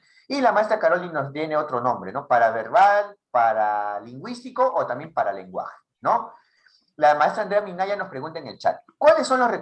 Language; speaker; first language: Spanish; native; Spanish